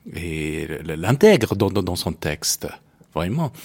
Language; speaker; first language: French; non-native, fluent; Persian